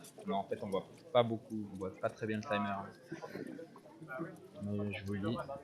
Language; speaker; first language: French; native; French